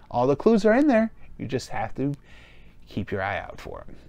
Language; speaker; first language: English; native; English